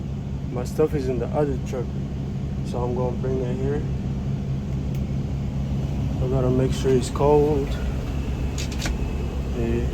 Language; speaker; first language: English; native; English